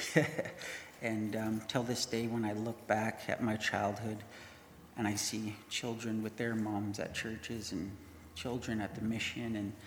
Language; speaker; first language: English; native; English